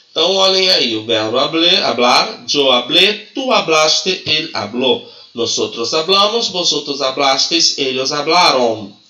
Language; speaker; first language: Spanish; non-native, fluent; Portuguese